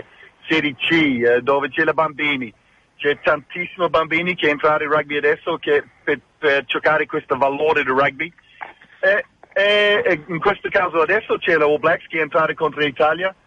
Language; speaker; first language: Italian; non-native, fluent; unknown